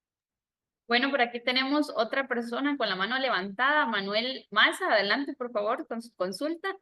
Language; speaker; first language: Spanish; native; Spanish